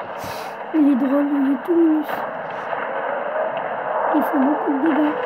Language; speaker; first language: French; native; French